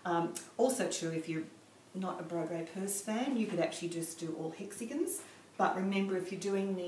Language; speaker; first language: English; native; English